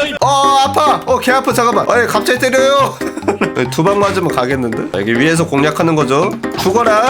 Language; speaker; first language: Korean; native; Korean